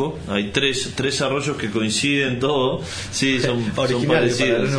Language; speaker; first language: Spanish; native; Spanish